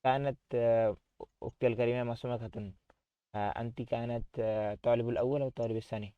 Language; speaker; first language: Arabic; non-native, fluent; Bangla